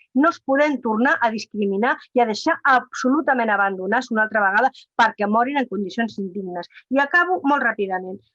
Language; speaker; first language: Catalan; non-native, local second language; Spanish